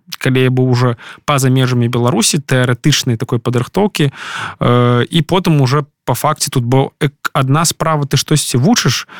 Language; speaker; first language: Belarusian; non-native, local second language; Russian